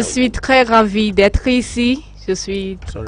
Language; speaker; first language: French; non-native, fluent; Igbo